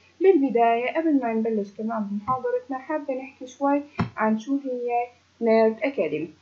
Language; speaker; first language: Arabic; native; Arabic